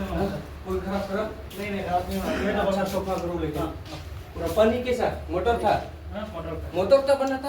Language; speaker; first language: Hindi; non-native, local second language; Khasi